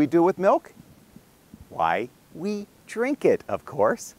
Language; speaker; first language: English; native; English